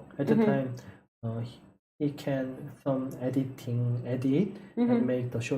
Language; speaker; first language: English; non-native, learner; Korean